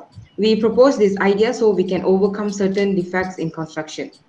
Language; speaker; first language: English; non-native, local second language; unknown